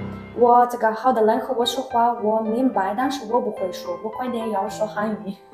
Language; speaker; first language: Chinese; non-native, learner; Ukrainian